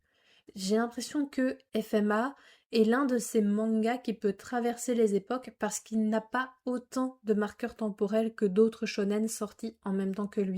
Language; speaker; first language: French; native; French